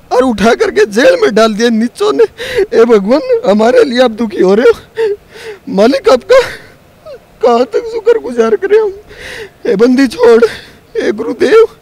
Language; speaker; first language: Hindi; native; Hindi